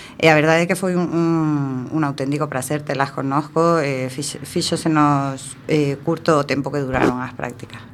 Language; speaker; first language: Galician; non-native, local second language; Spanish